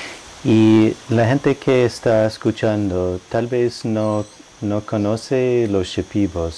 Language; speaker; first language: Spanish; non-native, fluent; English